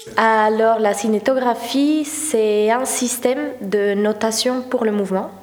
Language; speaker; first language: French; non-native, fluent; Spanish